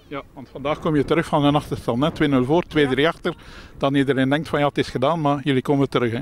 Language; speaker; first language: Dutch; native; Dutch